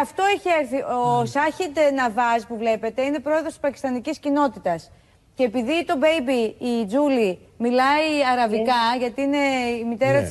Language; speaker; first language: Greek; native; Greek